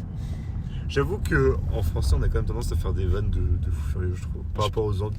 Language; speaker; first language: French; native; French